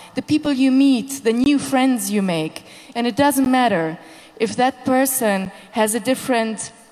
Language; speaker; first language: English; non-native, fluent; Hungarian